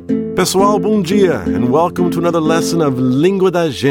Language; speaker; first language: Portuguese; non-native, fluent; English